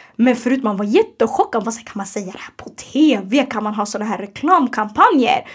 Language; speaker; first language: Swedish; early bilingual, other home language; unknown